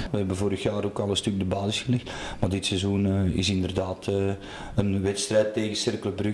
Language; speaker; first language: Dutch; native; Dutch